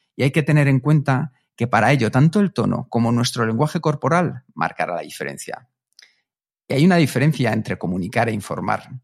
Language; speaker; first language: Spanish; native; Spanish